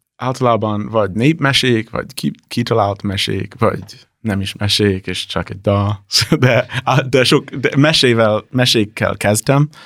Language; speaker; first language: Hungarian; non-native, fluent; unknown